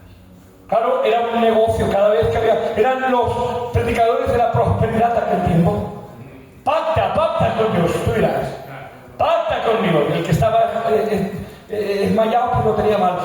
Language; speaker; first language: Spanish; native; Spanish